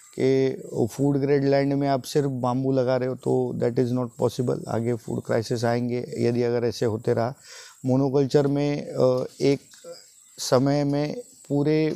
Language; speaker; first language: Hindi; non-native, local second language; Marathi